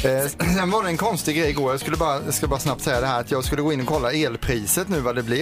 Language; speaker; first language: Swedish; native; Swedish